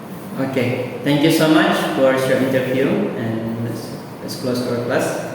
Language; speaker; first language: English; non-native, learner; Indonesian